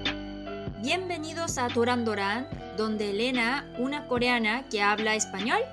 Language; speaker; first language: Spanish; non-native, fluent; Korean